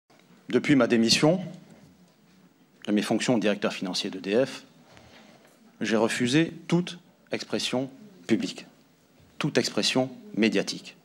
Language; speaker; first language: French; native; French